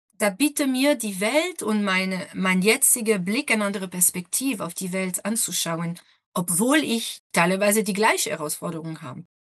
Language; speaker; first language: German; non-native, fluent; French